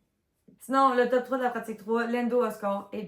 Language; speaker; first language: French; native; French